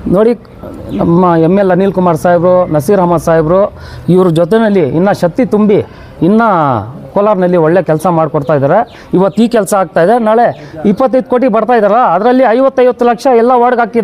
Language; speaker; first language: Kannada; non-native, local second language; Urdu